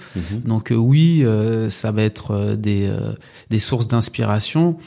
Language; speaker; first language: French; native; French